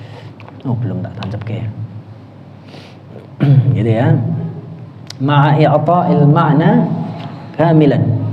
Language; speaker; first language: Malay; non-native, local second language; Javanese